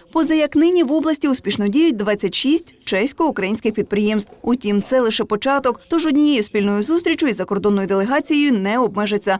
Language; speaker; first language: Ukrainian; native; Ukrainian